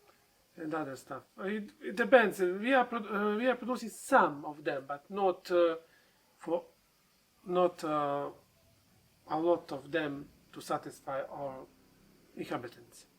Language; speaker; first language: English; non-native, learner; Serbian